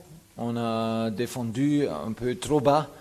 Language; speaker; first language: French; non-native, fluent; German